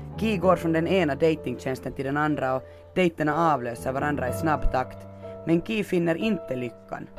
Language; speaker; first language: Swedish; native; Swedish